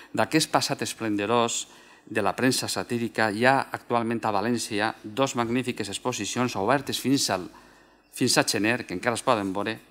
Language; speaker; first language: Catalan; native; Catalan